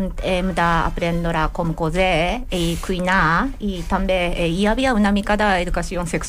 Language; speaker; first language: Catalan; non-native, learner; Japanese